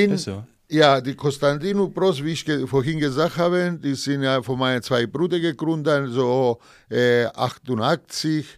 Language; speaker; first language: German; non-native, fluent; Greek